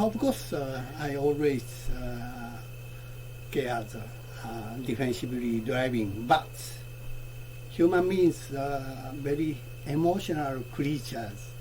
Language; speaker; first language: English; non-native, learner; Japanese